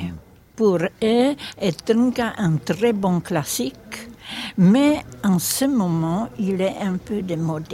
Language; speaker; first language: French; non-native, fluent; Czech